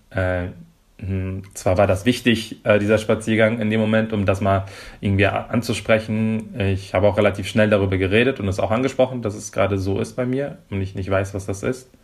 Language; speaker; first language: German; early bilingual, other home language; Persian